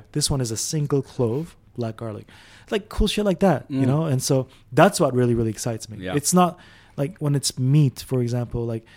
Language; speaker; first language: English; early bilingual, other home language; Arabic